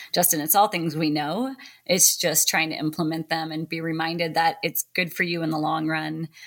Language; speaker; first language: English; native; English